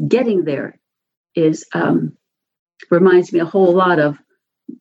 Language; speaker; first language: English; native; English